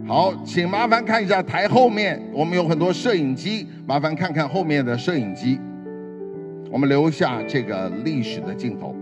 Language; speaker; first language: Chinese; native; Chinese